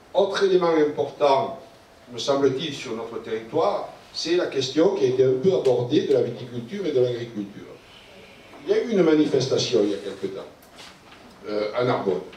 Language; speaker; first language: French; native; French